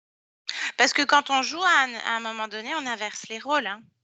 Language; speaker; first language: French; native; French